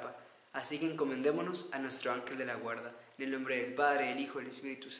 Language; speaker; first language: Spanish; native; Spanish